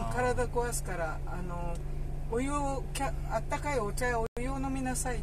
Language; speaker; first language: Japanese; native; Japanese